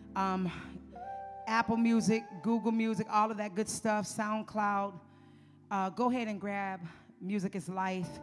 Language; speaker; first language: English; native; English